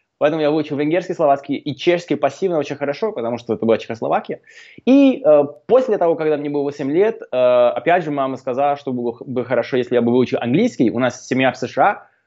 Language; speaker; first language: Russian; non-native, fluent; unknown